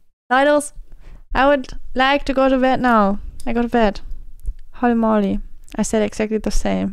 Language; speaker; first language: English; non-native, fluent; German